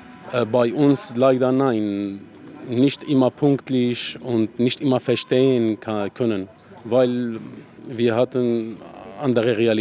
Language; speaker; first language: German; non-native, learner; Arabic